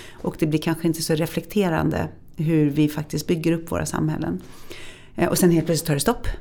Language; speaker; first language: Swedish; native; Swedish